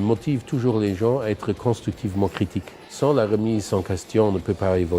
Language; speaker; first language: French; non-native, local second language; Luxembourgish